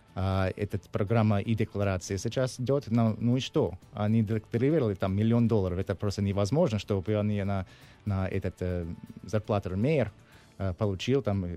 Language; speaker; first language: Russian; non-native, learner; English